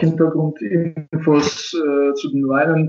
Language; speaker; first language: German; non-native, fluent; Russian